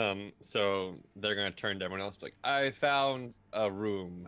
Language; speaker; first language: English; native; English